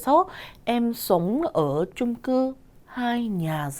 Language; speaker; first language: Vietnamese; non-native, fluent; Korean